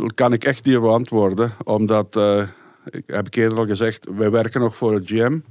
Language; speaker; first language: Dutch; native; Dutch